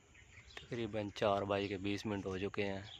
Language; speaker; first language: Hindi; non-native, local second language; Punjabi